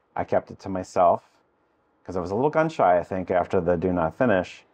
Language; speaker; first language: English; native; English